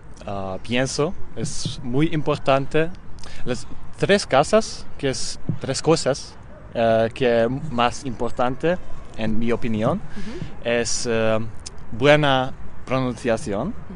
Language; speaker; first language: Spanish; non-native, learner; Hungarian